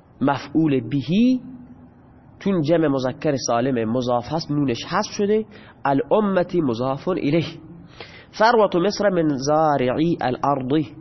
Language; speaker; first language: Persian; non-native, local second language; Baluchi